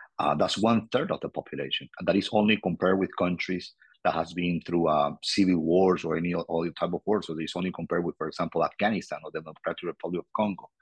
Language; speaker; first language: English; non-native, fluent; Spanish